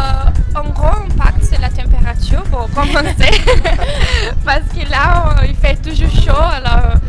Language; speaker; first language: French; non-native, fluent; Portuguese